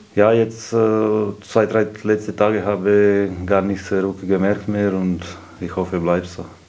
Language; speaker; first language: German; non-native, fluent; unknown